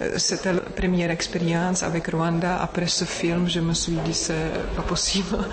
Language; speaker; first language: French; non-native, learner; Czech